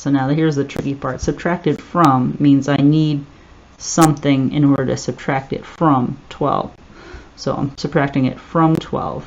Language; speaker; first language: English; native; English